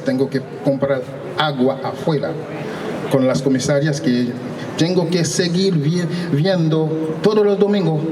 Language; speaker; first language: Spanish; non-native, local second language; Haitian Creole